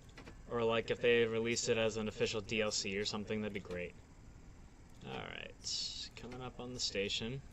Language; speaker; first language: English; native; English